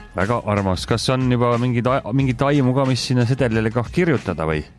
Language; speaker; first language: Estonian; native; Estonian